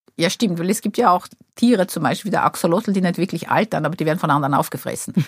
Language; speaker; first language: German; non-native, fluent; Portuguese